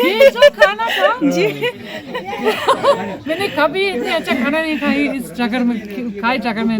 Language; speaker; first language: Hindi; non-native, learner; German